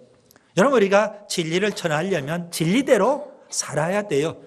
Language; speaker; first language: Korean; native; Korean